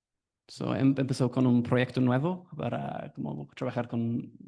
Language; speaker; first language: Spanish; non-native, fluent; English